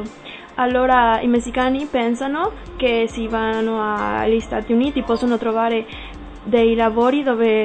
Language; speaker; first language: Italian; non-native, learner; Spanish